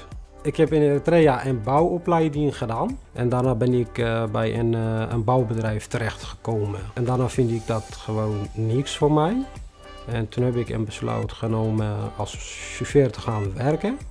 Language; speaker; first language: Dutch; non-native, fluent; Tigrinya